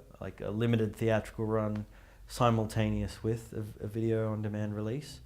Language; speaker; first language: English; native; English